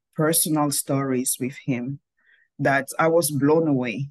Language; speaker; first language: English; non-native, local second language; French